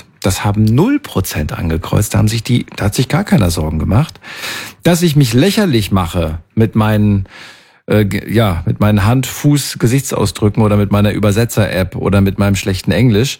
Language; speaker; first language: German; native; German